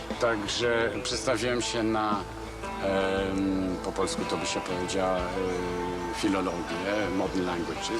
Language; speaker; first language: Polish; early bilingual, heritage; Polish